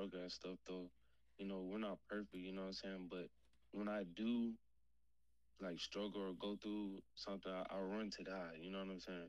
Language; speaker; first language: English; native; English